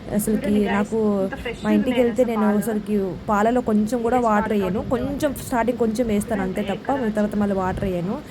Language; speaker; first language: Telugu; non-native, local second language; Lambadi